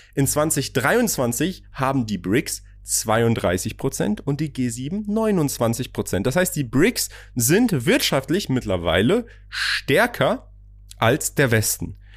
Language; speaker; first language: German; early bilingual, other home language; Persian